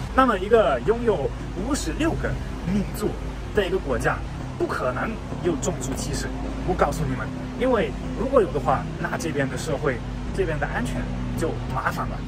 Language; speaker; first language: Chinese; non-native, fluent; German